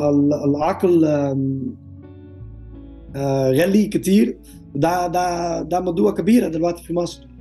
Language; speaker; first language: Arabic; non-native, learner; Dutch